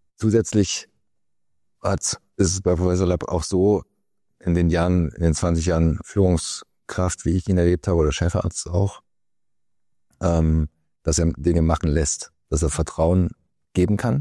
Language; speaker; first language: German; native; German